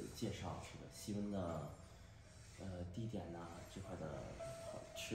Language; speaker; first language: Chinese; early bilingual, heritage; Chinese